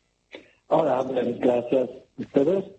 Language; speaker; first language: Spanish; non-native, learner; Polish